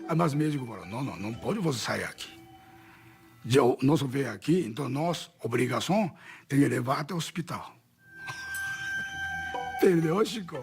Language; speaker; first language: Portuguese; non-native, learner; Japanese